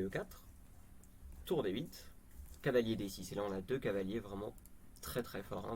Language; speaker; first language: French; native; French